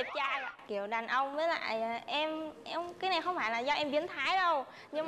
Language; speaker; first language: Vietnamese; native; Vietnamese